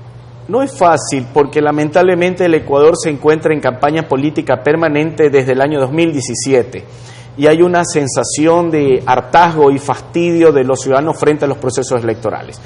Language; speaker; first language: Spanish; native; Spanish